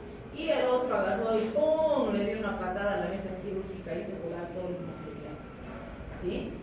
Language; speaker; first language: Spanish; native; Spanish